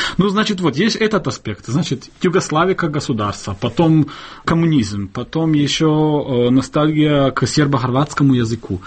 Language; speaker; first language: Russian; non-native, fluent; Bosnian